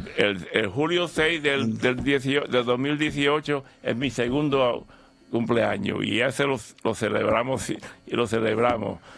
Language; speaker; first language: Spanish; early bilingual, heritage; Spanish